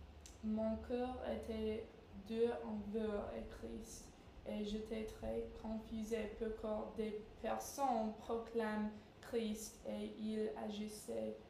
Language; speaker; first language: French; non-native, learner; English